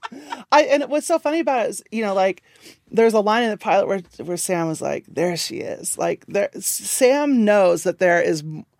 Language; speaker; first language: English; native; English